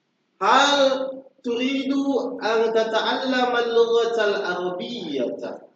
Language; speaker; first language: Arabic; non-native, fluent; Indonesian